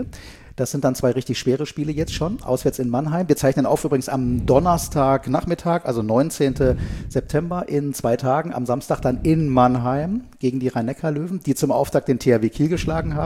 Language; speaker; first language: German; native; German